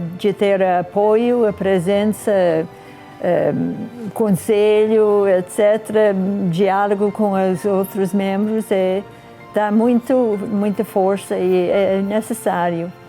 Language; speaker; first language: Portuguese; non-native, fluent; English